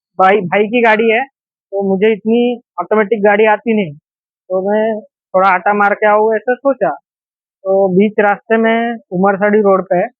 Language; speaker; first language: Hindi; non-native, local second language; Marathi